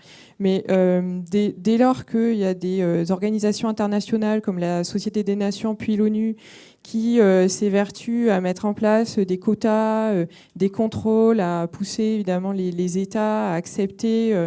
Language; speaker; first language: French; native; French